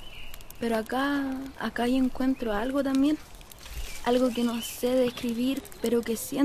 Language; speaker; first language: Spanish; native; Spanish